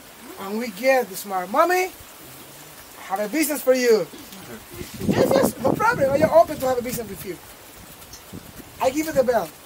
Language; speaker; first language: English; non-native, fluent; Spanish